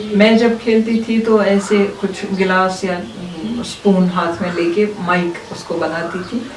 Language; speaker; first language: Urdu; non-native, local second language; Kashmiri